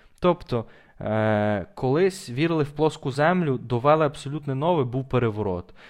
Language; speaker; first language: Ukrainian; native; Ukrainian